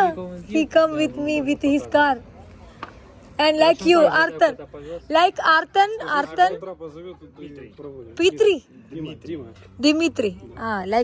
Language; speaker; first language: English; non-native, learner; Malayalam